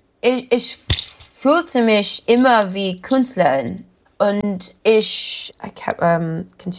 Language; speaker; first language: German; non-native, learner; English